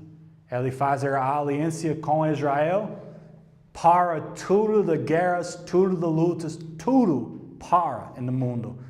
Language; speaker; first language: Portuguese; non-native, learner; English